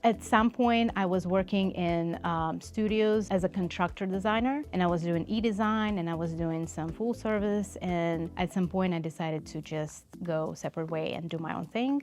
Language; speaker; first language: English; non-native, fluent; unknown